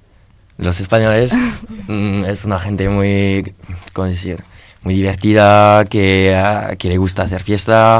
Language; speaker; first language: Spanish; non-native, learner; French